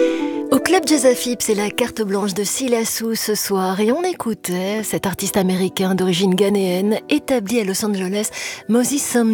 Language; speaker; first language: French; native; French